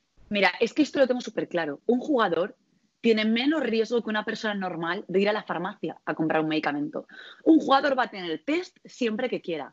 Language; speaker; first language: Spanish; native; Spanish